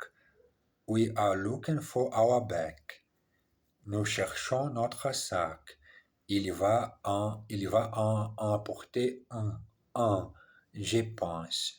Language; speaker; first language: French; non-native, learner; English